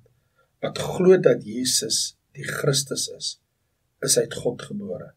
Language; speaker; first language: Afrikaans; native; Afrikaans